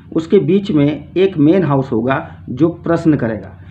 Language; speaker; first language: Hindi; native; Hindi